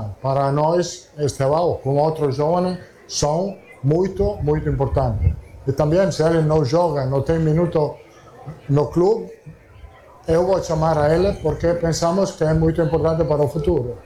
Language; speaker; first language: Portuguese; non-native, fluent; Italian